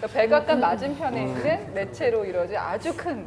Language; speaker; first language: Korean; native; Korean